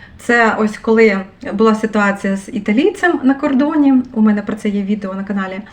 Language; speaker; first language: Ukrainian; non-native, local second language; Russian